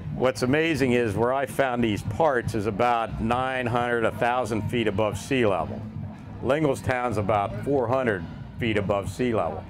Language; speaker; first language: English; native; English